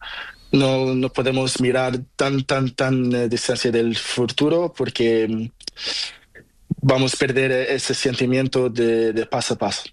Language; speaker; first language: Spanish; non-native, learner; Portuguese